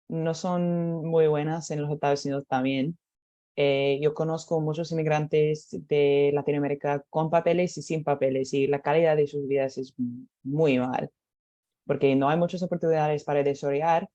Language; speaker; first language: Spanish; non-native, learner; English